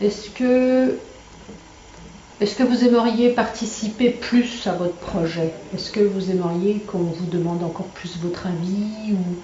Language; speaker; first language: French; native; French